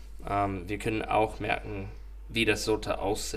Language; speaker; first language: German; non-native, fluent; English